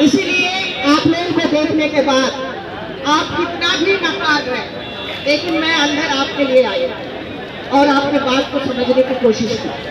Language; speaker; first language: Hindi; non-native, local second language; Telugu